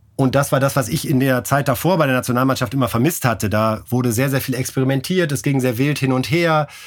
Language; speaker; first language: German; native; German